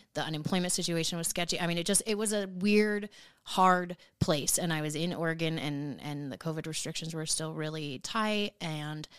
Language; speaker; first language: English; native; English